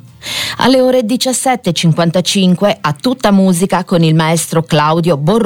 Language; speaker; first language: Italian; native; Italian